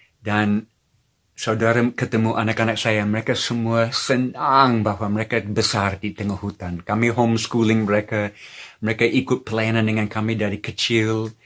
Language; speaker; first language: Indonesian; non-native, fluent; English